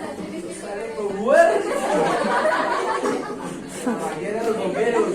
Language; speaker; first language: Spanish; native; Spanish